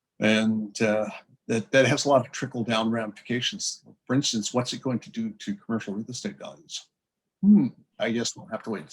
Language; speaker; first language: English; native; English